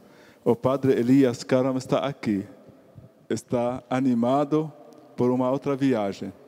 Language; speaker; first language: Portuguese; non-native, fluent; Arabic